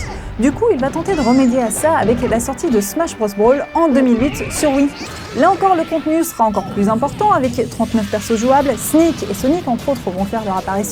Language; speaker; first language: French; native; French